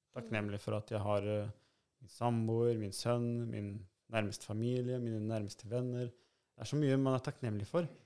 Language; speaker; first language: Norwegian; early bilingual, other home language; Albanian